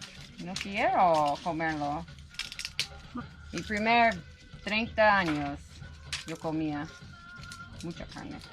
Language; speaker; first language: Spanish; non-native, learner; English